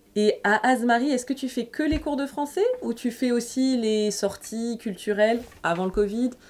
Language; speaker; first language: French; native; French